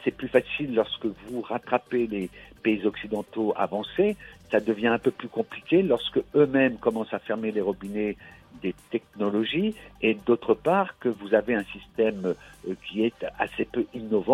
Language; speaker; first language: French; native; French